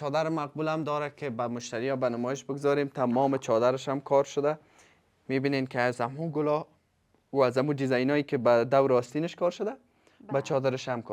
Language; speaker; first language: Persian; native; Persian